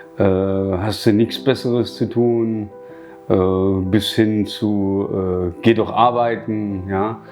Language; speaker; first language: German; early bilingual, other home language; Slovenian